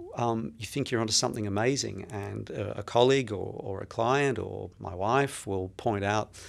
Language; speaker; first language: English; native; English